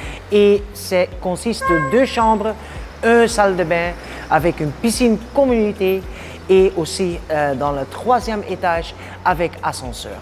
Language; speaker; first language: French; non-native, learner; Spanish